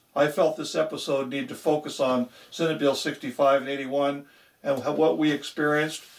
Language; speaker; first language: English; native; English